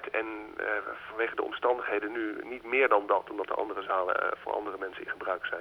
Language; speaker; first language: Dutch; native; Dutch